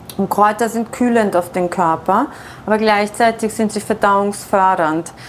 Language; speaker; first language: German; early bilingual, other home language; Persian